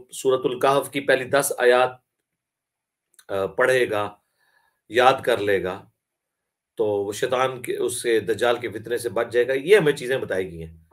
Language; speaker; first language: Urdu; non-native, local second language; Punjabi